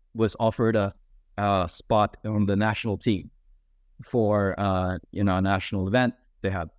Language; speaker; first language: English; non-native, fluent; Swedish